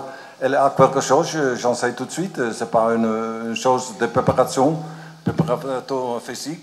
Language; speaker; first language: French; non-native, learner; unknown